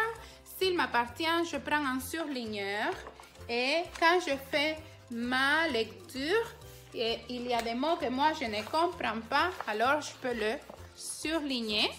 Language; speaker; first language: French; non-native, fluent; Spanish